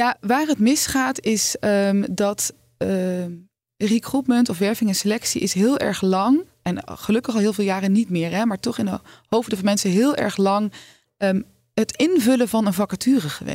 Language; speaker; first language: Dutch; native; Dutch